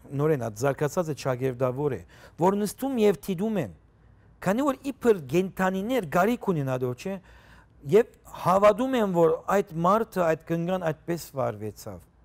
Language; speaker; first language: Armenian; native; Armenian